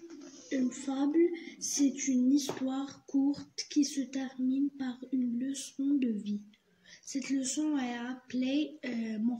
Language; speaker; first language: French; non-native, learner; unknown